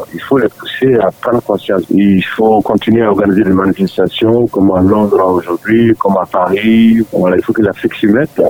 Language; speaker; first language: French; non-native, local second language; Dyula